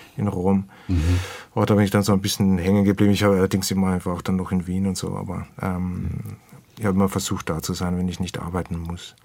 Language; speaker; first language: German; native; German